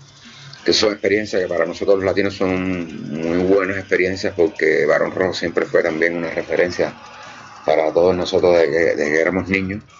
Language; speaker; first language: Spanish; native; Spanish